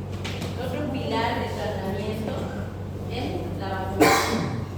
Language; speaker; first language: Spanish; native; Spanish